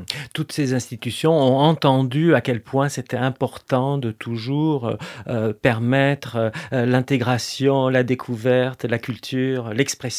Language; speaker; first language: French; native; French